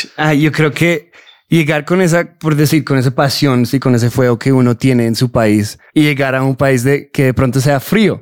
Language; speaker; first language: Spanish; early bilingual, heritage; Spanish